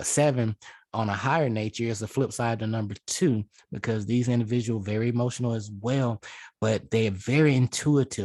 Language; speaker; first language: English; native; English